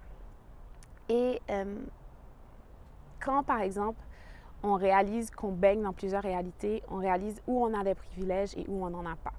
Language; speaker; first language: French; native; French